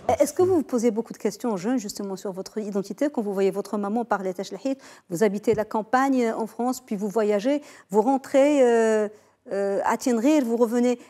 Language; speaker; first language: French; non-native, local second language; Arabic